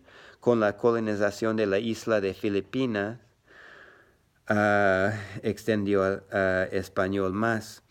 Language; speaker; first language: Spanish; non-native, learner; English